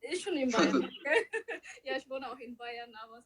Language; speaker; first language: German; early bilingual, other home language; Tigrinya